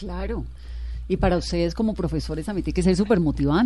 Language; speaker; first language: Spanish; native; Spanish